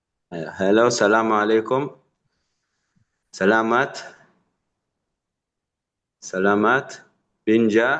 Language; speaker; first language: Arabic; native; Arabic